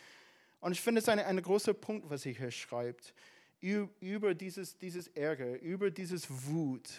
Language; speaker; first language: German; non-native, fluent; English